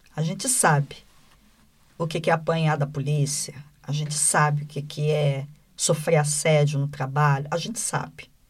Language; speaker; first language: Portuguese; native; Portuguese